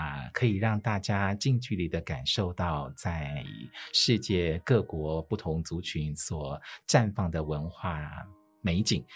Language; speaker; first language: Chinese; native; Chinese